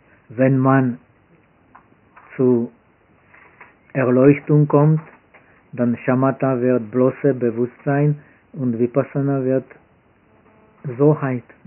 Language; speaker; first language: German; non-native, fluent; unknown